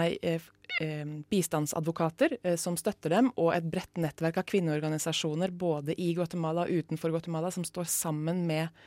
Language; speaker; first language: Norwegian; native; Norwegian